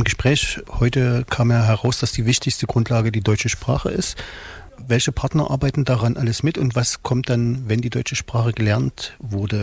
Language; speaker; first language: German; native; German